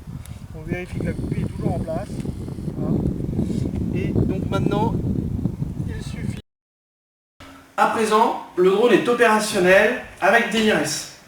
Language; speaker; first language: French; native; French